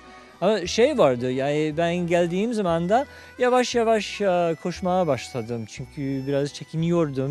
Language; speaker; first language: Turkish; non-native, fluent; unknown